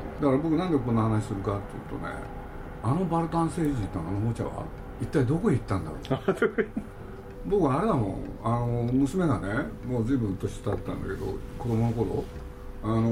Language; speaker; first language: Japanese; native; Japanese